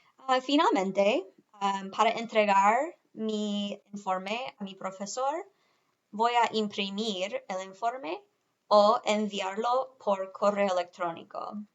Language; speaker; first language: Spanish; non-native, fluent; English